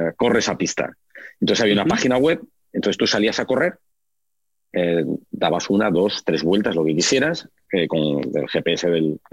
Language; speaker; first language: Spanish; native; Spanish